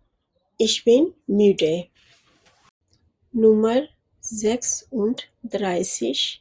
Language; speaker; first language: German; non-native, fluent; Urdu